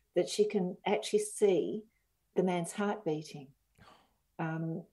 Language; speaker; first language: English; native; English